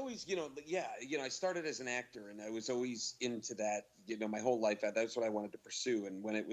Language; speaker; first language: English; native; English